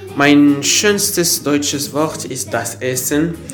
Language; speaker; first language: German; non-native, learner; Arabic